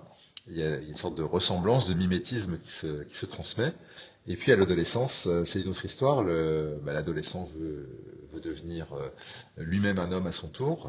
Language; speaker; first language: French; native; French